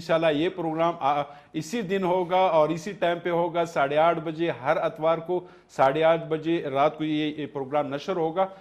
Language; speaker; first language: Urdu; non-native, local second language; Pashto